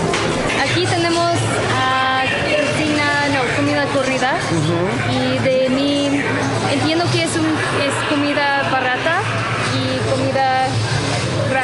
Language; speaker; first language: Spanish; non-native, learner; English